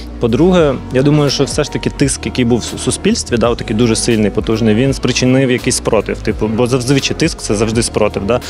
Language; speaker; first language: Ukrainian; non-native, local second language; Russian